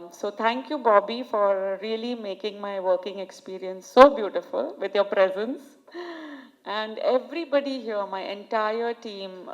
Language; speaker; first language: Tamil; non-native, fluent; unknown